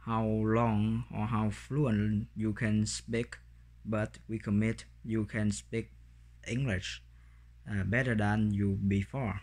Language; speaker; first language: English; non-native, learner; Vietnamese